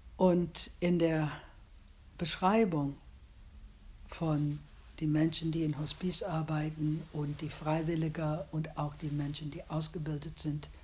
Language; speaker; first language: German; non-native, fluent; English